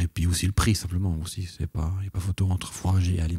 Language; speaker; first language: French; native; French